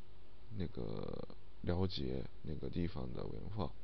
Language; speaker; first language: Chinese; non-native, learner; Japanese